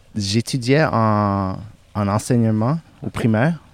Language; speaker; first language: French; non-native, local second language; English